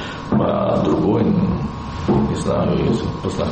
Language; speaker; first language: Russian; non-native, learner; Italian